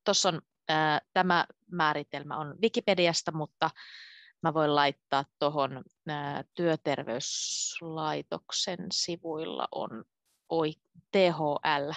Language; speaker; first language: Finnish; native; Finnish